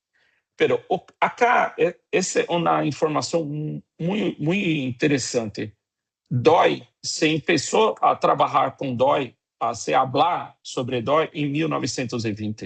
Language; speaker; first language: Portuguese; non-native, fluent; Spanish